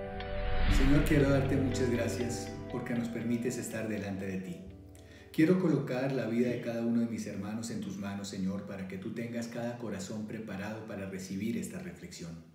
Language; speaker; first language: Spanish; native; Spanish